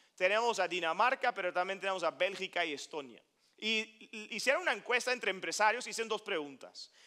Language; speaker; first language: Spanish; non-native, fluent; Dutch